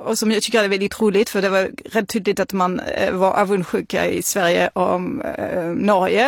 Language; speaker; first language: Swedish; non-native, fluent; French